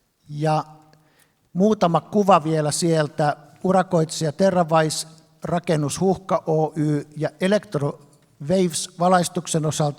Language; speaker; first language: Finnish; native; Finnish